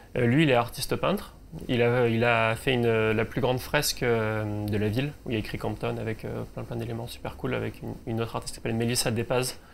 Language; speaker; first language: French; native; French